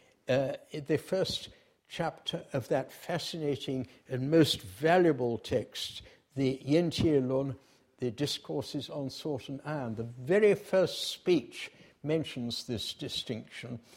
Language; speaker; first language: English; native; English